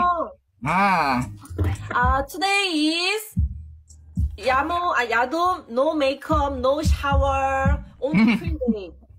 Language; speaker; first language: English; non-native, learner; Korean